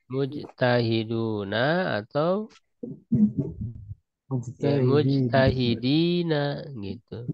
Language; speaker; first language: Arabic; non-native, fluent; Indonesian